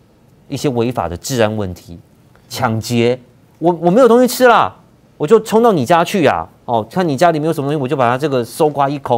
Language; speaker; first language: Chinese; native; Chinese